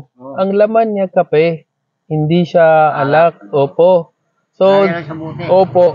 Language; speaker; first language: Filipino; non-native, learner; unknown